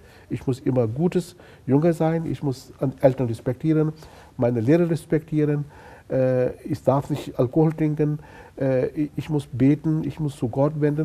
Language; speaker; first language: German; non-native, fluent; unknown